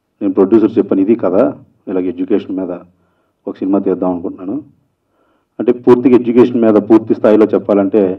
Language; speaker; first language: Telugu; native; Telugu